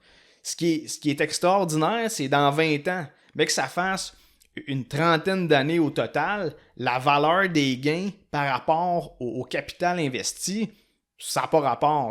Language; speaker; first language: French; native; French